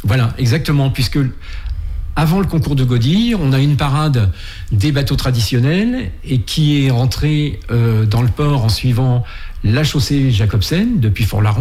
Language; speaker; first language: French; native; French